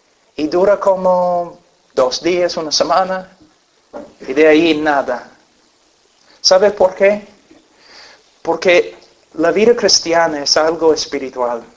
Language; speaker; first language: Spanish; non-native, fluent; English